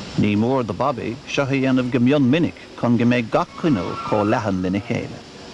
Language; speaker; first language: Irish; native; Irish